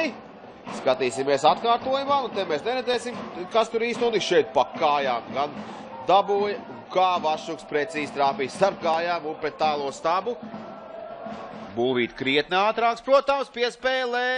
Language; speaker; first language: Latvian; native; Latvian